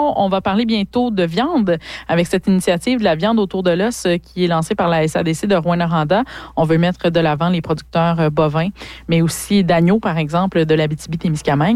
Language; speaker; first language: French; native; French